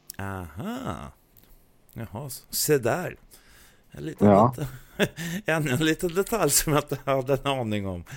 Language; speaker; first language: Swedish; native; Swedish